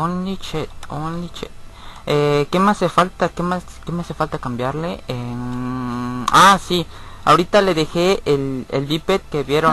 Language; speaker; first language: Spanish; native; Spanish